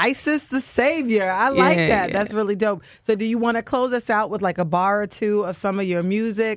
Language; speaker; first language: English; native; English